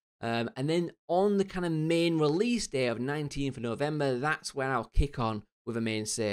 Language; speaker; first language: English; native; English